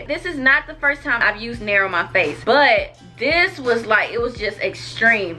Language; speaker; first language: English; native; English